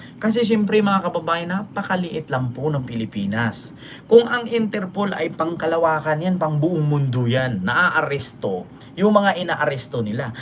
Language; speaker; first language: Filipino; non-native, local second language; Cebuano